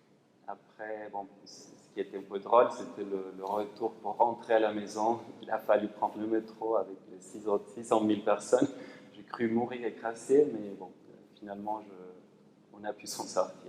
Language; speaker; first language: French; non-native, fluent; Spanish